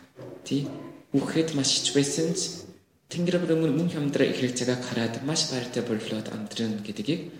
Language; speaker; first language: Mongolian; non-native, fluent; Korean